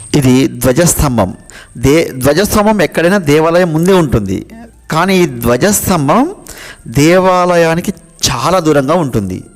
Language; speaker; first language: Telugu; native; Telugu